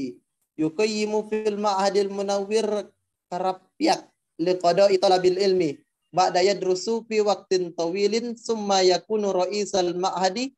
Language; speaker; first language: Arabic; non-native, learner; Indonesian